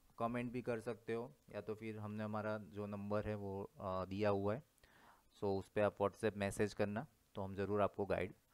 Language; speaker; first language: Hindi; non-native, local second language; Gujarati